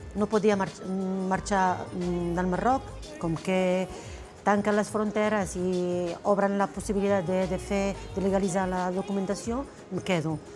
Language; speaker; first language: Catalan; non-native, fluent; Arabic